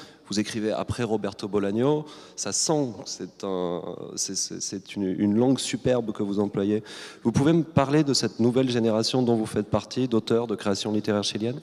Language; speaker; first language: French; native; French